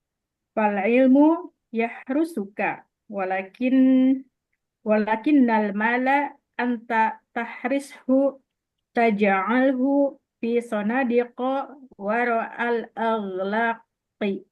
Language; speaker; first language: Arabic; non-native, learner; Indonesian